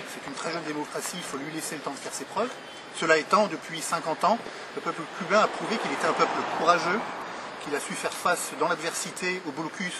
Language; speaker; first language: French; native; French